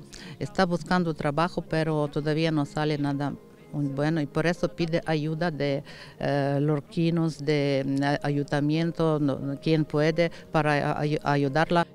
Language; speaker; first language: Spanish; non-native, learner; Ukrainian